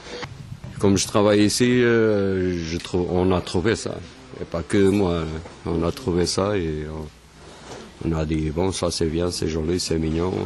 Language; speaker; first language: French; non-native, fluent; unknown